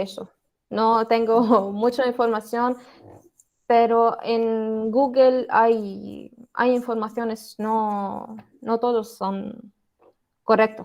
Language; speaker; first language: Spanish; non-native, learner; Arabic